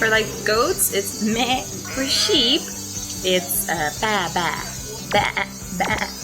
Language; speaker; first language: English; non-native, fluent; Persian